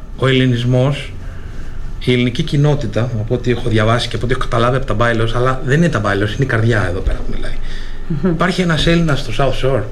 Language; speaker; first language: Greek; native; Greek